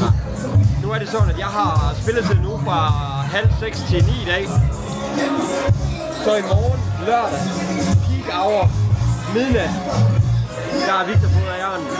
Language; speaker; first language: Danish; native; Danish